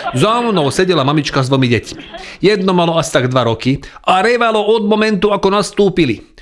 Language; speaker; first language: Slovak; non-native, local second language; Hungarian